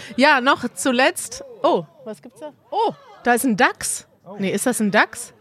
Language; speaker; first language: German; native; German